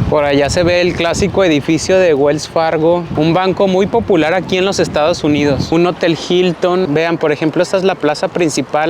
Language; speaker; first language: Spanish; native; Spanish